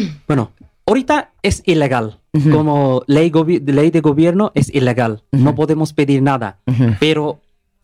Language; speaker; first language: Spanish; non-native, learner; Bangla